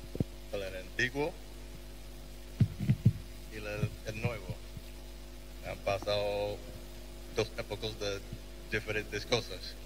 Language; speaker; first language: Spanish; non-native, learner; English